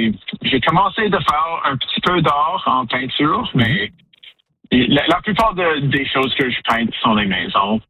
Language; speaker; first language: French; non-native, local second language; English